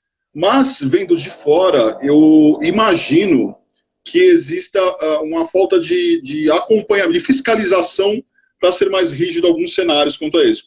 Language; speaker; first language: Portuguese; native; Portuguese